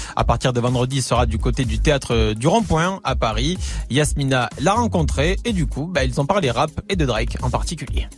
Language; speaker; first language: French; early bilingual, other home language; English